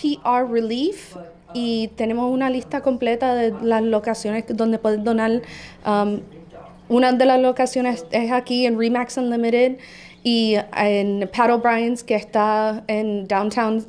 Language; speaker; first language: Spanish; early bilingual, heritage; Spanish